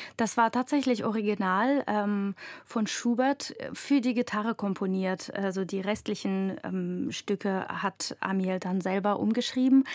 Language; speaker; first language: German; non-native, fluent; Russian